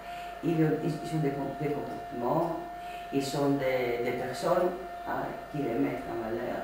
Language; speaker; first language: French; non-native, fluent; Greek